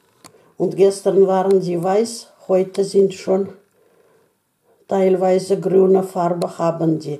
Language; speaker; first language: German; non-native, learner; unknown